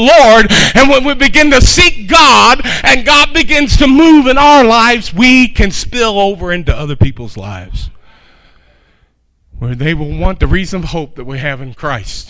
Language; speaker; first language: English; native; English